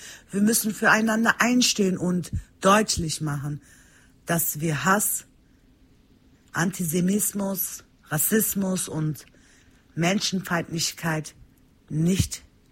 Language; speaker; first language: German; early bilingual, other home language; Turkish